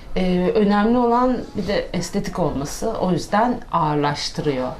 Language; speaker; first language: Turkish; native; Turkish